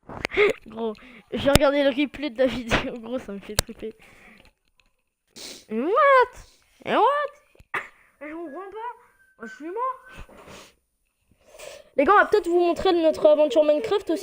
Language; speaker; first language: French; native; French